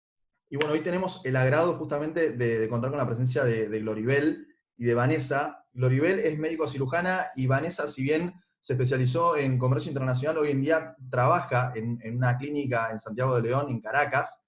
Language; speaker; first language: Spanish; native; Spanish